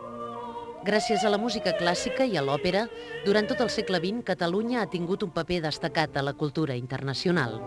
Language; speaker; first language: Catalan; native; Catalan